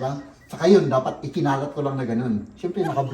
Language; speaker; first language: Filipino; native; Filipino